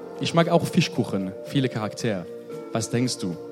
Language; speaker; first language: German; non-native, learner; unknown